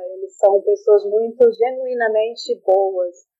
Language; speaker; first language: Portuguese; native; Portuguese